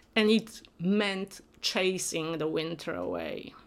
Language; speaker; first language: English; non-native, fluent; Polish